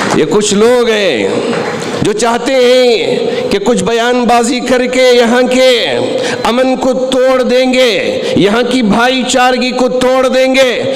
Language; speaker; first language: Urdu; native; Urdu